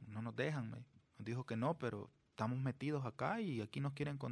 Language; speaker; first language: Spanish; native; Spanish